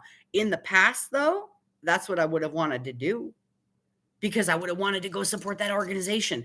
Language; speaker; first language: English; native; English